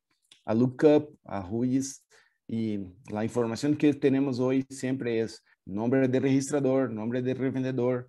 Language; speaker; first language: Spanish; non-native, fluent; Portuguese